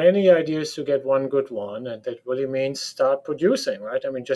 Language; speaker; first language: English; non-native, fluent; German